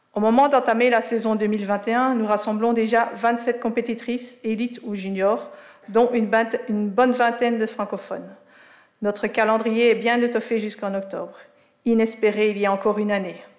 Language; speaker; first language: French; native; French